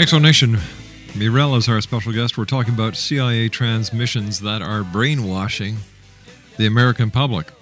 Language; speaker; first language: English; native; English